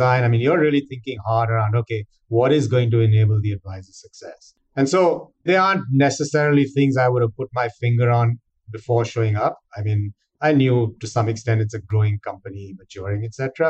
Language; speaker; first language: English; non-native, local second language; Hindi